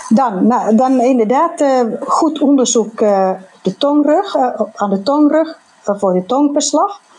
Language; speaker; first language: Dutch; non-native, fluent; Finnish